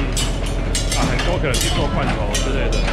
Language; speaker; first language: Chinese; native; Chinese